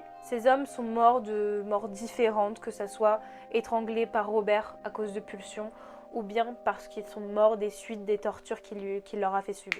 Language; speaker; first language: French; native; French